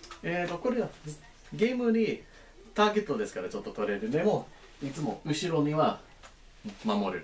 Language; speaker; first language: Japanese; non-native, learner; English